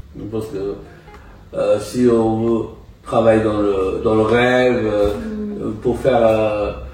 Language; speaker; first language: French; non-native, fluent; Japanese